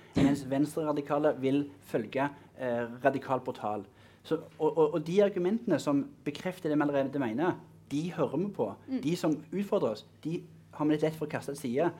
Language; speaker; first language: Norwegian; native; Norwegian